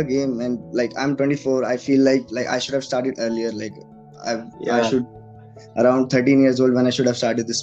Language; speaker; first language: English; non-native, local second language; Hindi